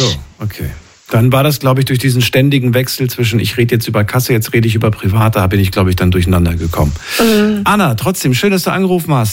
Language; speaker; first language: German; native; German